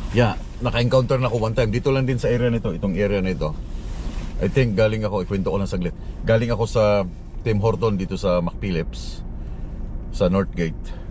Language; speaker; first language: Filipino; native; Filipino